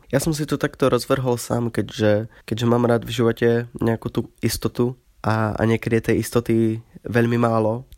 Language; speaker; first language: Slovak; native; Slovak